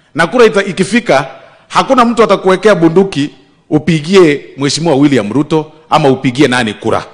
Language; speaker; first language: Swahili; non-native, local second language; Gusii